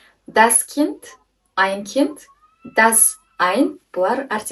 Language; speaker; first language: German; non-native, fluent; Kyrgyz